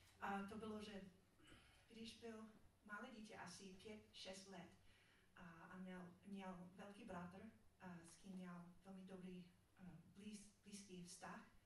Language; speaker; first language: Czech; non-native, learner; English